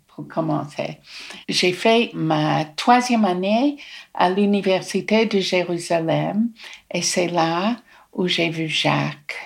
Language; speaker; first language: French; non-native, fluent; English